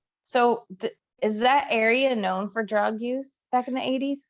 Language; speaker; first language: English; native; English